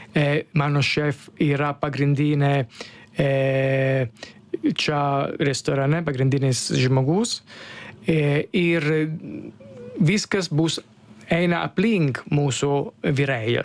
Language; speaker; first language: Lithuanian; non-native, fluent; Italian